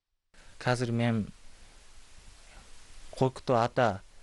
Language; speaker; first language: Kazakh; non-native, learner; Japanese